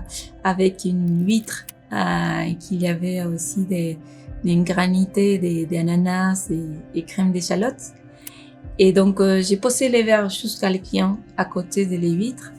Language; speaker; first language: French; non-native, fluent; Spanish